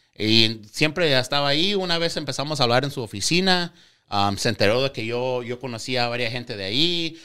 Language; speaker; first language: Spanish; native; Spanish